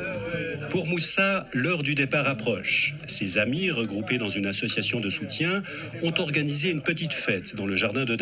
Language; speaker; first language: French; native; French